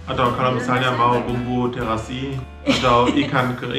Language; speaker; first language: Indonesian; non-native, fluent; German